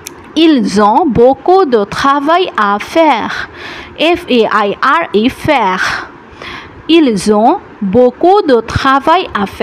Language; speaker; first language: French; non-native, fluent; Bangla